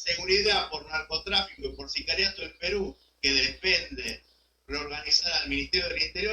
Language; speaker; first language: Spanish; native; Spanish